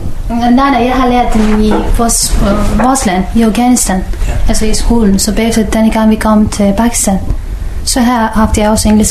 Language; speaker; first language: Danish; non-native, learner; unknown